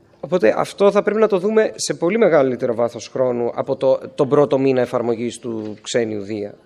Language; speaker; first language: Greek; native; Greek